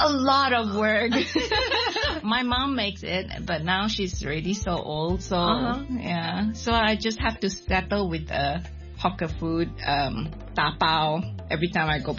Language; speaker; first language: English; non-native, local second language; Min Nan Chinese